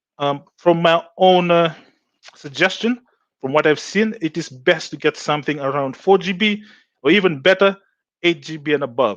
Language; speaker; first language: English; non-native, local second language; Fijian